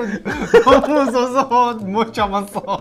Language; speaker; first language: Korean; non-native, learner; Russian